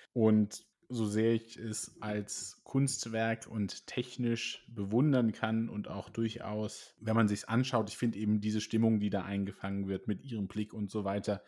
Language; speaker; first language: German; native; German